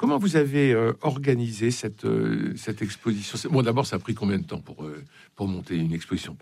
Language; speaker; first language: French; native; French